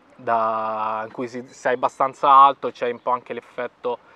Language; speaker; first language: Italian; native; Italian